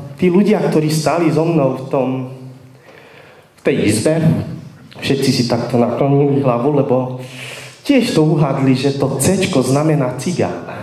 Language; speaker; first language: Slovak; non-native, local second language; Hungarian